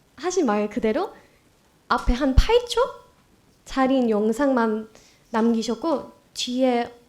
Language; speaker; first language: Korean; non-native, fluent; Vietnamese